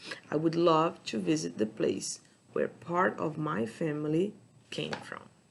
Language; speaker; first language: English; non-native, fluent; Portuguese